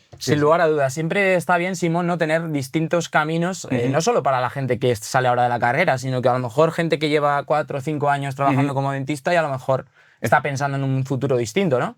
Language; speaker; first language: Spanish; native; Spanish